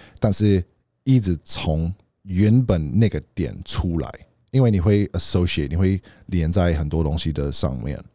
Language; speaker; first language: Chinese; native; Chinese